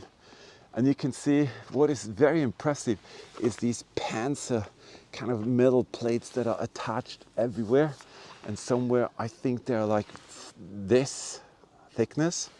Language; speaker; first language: English; non-native, fluent; Norwegian